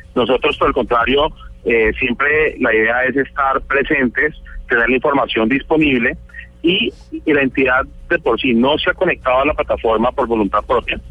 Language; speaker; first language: Spanish; native; Spanish